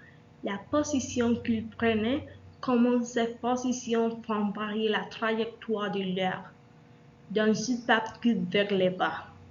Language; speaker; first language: French; non-native, learner; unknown